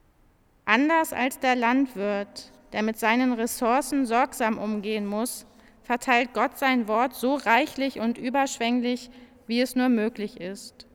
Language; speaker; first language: German; native; German